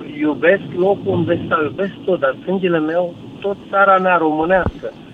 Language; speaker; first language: Romanian; native; Romanian